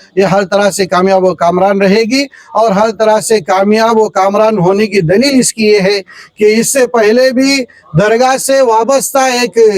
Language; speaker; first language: Urdu; native; Urdu